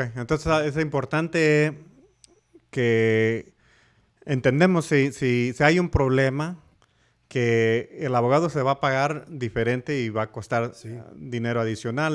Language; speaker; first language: Spanish; early bilingual, heritage; English